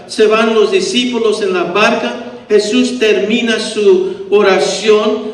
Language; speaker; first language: Spanish; early bilingual, heritage; Spanish